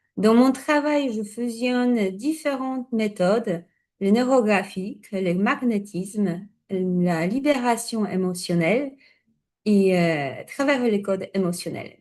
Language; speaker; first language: French; non-native, fluent; Polish